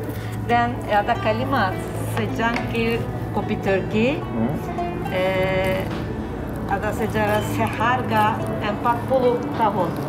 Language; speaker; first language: Indonesian; non-native, learner; Turkish